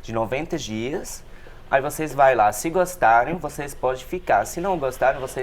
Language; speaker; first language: Portuguese; non-native, learner; Arabic